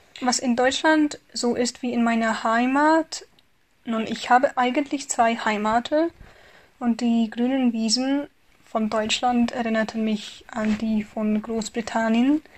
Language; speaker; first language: German; non-native, fluent; Hungarian